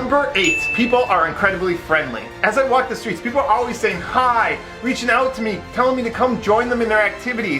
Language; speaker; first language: English; native; English